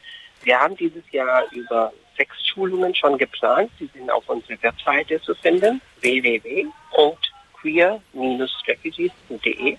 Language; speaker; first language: German; non-native, fluent; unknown